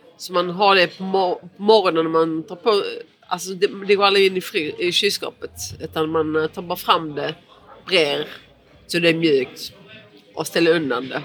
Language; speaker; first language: Swedish; early bilingual, other home language; Portuguese